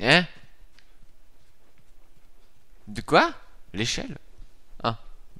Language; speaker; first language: French; native; French